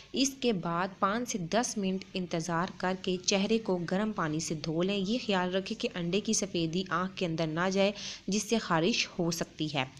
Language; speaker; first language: Urdu; native; Urdu